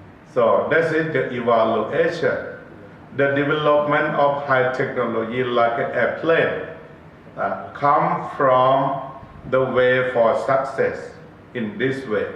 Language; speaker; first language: English; non-native, learner; Thai